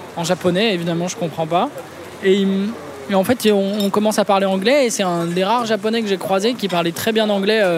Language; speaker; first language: French; native; French